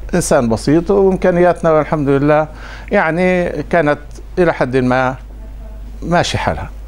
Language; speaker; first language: Arabic; native; Arabic